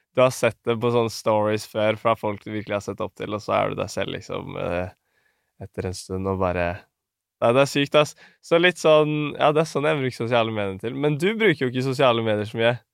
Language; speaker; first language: Norwegian; native; Norwegian